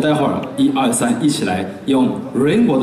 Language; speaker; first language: Chinese; native; Chinese